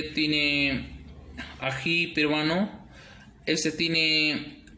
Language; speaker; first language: Spanish; non-native, learner; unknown